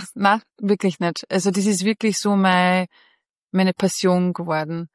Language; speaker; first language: German; early bilingual, other home language; Bosnian